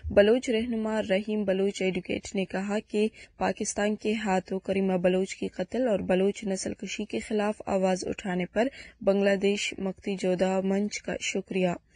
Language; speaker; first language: Urdu; non-native, local second language; Baluchi